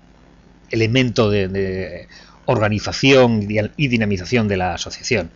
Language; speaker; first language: Spanish; native; Spanish